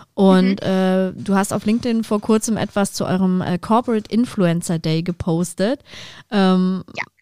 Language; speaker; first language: German; native; German